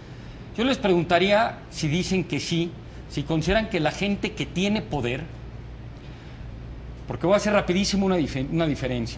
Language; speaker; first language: Spanish; native; Spanish